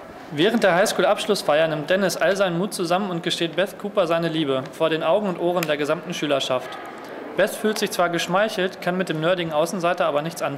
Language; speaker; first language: German; native; German